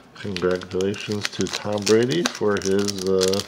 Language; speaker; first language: English; native; English